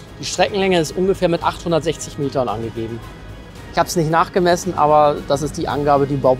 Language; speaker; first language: German; native; German